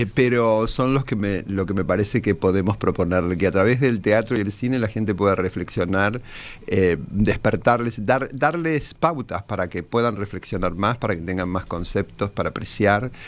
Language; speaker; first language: Spanish; native; Spanish